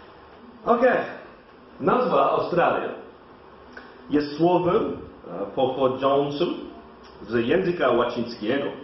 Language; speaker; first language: Polish; non-native, learner; English